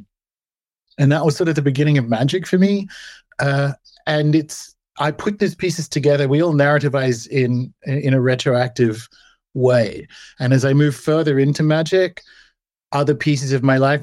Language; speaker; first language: English; native; English